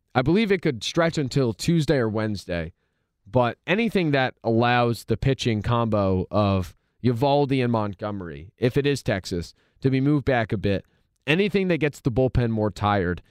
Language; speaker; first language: English; native; English